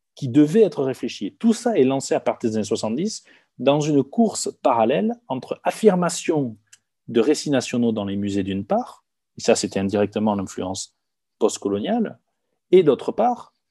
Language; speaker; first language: French; native; French